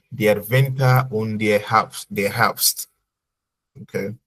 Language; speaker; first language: German; non-native, fluent; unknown